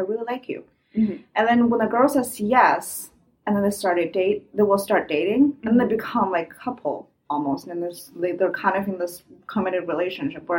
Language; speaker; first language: English; non-native, fluent; Chinese